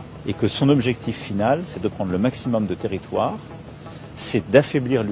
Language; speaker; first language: French; native; French